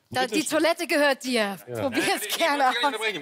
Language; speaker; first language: German; native; German